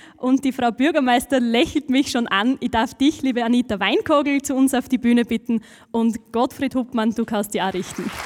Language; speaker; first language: German; native; German